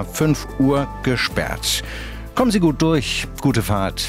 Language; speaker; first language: German; native; German